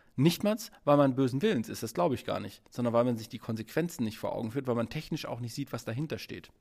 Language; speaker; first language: German; native; German